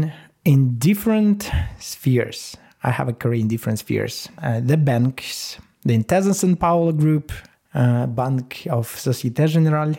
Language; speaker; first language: English; non-native, fluent; Russian